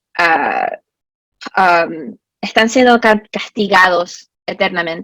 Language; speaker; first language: Spanish; early bilingual, heritage; Spanish